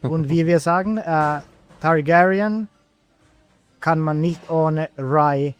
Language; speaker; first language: German; non-native, fluent; Finnish